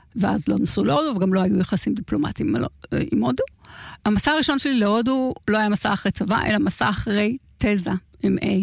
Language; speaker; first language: Hebrew; native; Hebrew